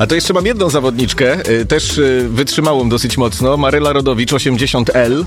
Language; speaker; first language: Polish; native; Polish